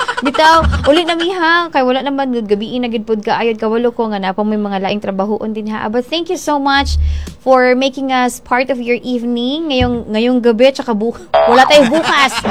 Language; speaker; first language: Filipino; non-native, local second language; Cebuano